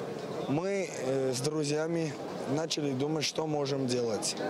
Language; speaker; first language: Russian; non-native, fluent; Armenian